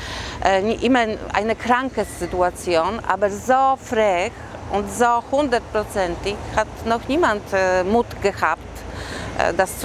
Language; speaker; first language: German; non-native, fluent; Polish